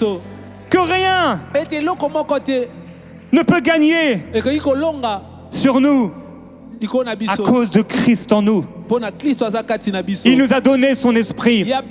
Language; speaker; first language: French; native; French